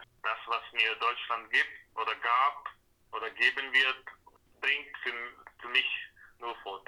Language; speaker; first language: German; non-native, fluent; Slovak